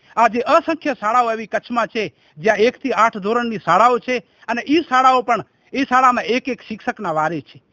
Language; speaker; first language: Gujarati; non-native, local second language; Kachhi